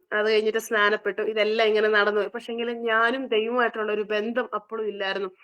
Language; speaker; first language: Malayalam; early bilingual, heritage; Malayalam